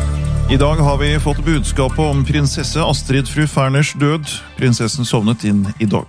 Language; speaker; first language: Norwegian; native; Norwegian